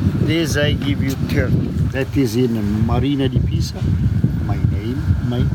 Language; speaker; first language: English; non-native, learner; Italian